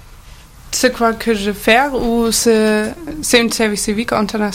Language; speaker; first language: French; non-native, learner; German